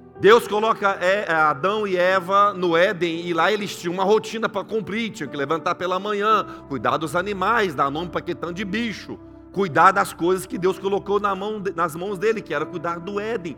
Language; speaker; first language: Portuguese; native; Portuguese